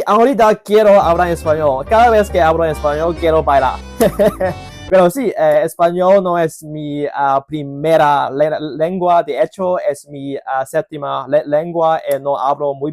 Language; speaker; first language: Spanish; non-native, fluent; Cantonese